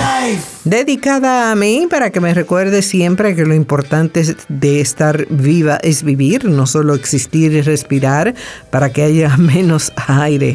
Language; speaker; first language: Spanish; native; Spanish